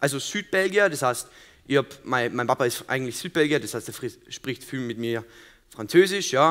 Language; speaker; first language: German; native; German